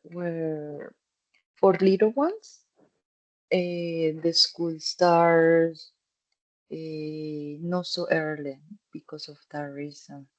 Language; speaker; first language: English; non-native, fluent; Spanish